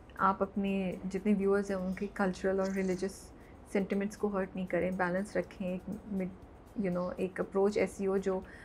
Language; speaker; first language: Urdu; native; Urdu